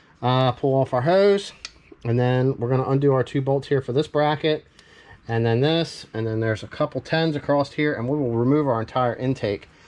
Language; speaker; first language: English; native; English